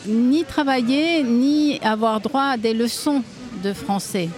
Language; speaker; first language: French; native; French